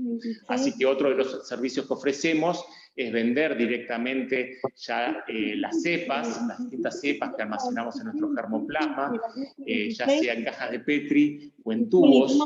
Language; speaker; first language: Spanish; native; Spanish